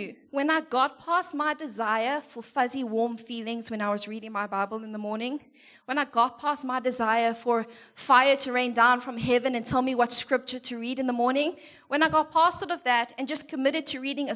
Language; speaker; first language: English; native; English